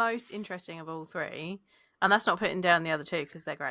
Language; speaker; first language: English; native; English